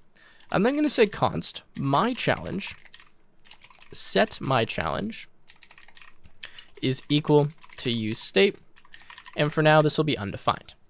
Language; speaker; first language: English; native; English